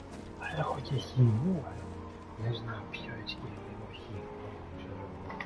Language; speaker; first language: Greek; native; Greek